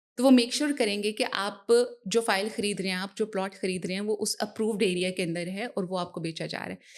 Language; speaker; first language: Urdu; native; Urdu